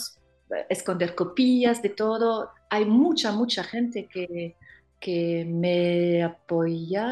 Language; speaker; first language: Spanish; non-native, fluent; French